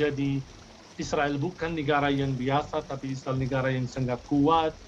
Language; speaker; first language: Indonesian; non-native, fluent; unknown